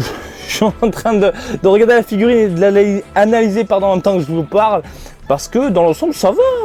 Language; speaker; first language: French; native; French